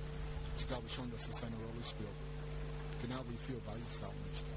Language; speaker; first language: German; non-native, fluent; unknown